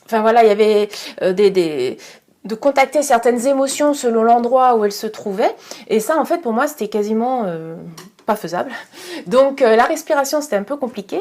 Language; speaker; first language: French; native; French